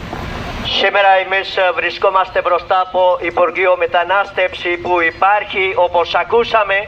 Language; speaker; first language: Greek; non-native, learner; Urdu